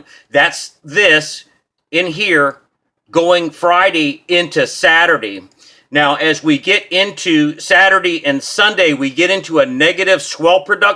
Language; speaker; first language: English; native; English